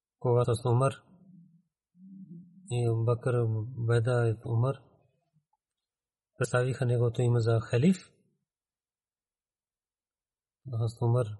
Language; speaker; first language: Bulgarian; non-native, fluent; Urdu